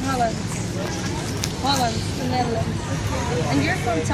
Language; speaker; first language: English; non-native, fluent; Dutch